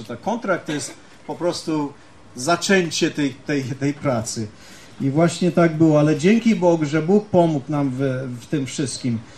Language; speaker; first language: Polish; early bilingual, heritage; Polish